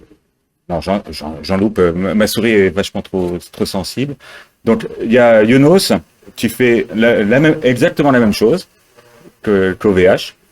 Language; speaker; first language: French; native; French